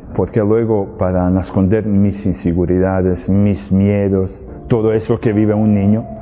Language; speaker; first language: Spanish; non-native, fluent; Serbian